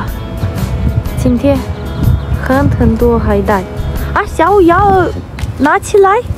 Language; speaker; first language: Chinese; non-native, learner; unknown